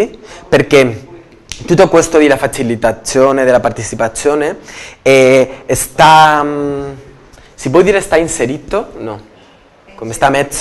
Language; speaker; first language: Italian; non-native, learner; Spanish